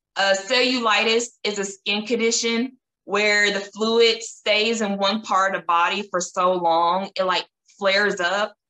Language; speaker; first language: English; native; English